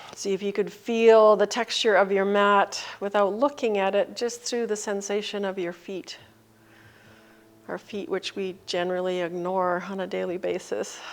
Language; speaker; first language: English; native; English